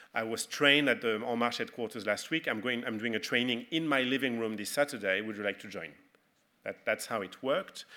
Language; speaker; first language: English; non-native, fluent; French